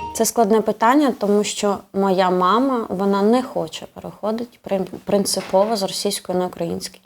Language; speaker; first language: Ukrainian; non-native, local second language; Russian